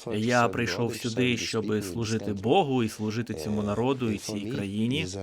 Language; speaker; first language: Ukrainian; early bilingual, heritage; Portuguese